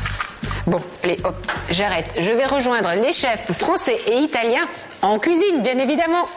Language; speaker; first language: French; native; French